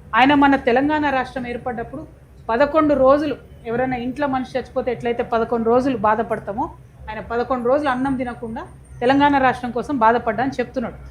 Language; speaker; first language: Telugu; native; Telugu